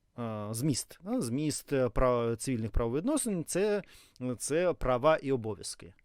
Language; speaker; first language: Ukrainian; non-native, local second language; Russian